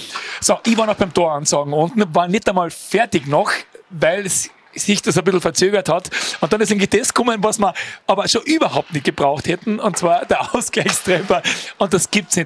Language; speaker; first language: German; native; German